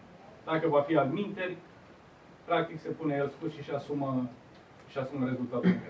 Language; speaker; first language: Romanian; native; Romanian